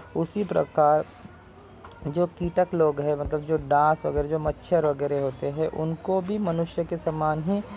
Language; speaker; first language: Hindi; non-native, local second language; Marathi